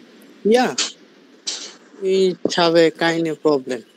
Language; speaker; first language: German; non-native, learner; Bangla